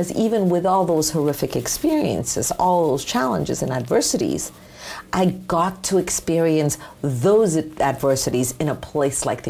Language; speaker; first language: English; native; English